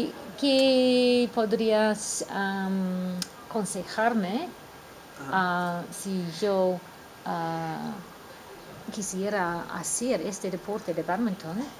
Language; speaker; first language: Spanish; non-native, fluent; English